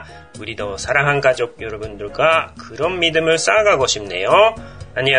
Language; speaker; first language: Korean; non-native, fluent; Japanese